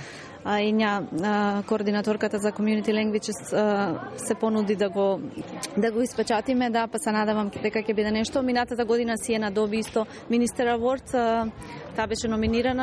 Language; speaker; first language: Macedonian; native; Macedonian